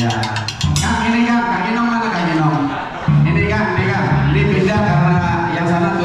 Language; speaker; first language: Indonesian; native; Indonesian